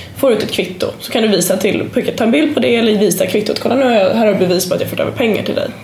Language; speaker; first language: Swedish; native; Swedish